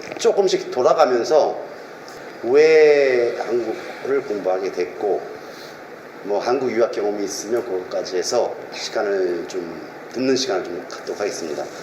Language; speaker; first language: Korean; native; Korean